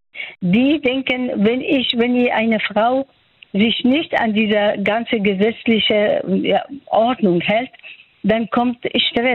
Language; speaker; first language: German; non-native, fluent; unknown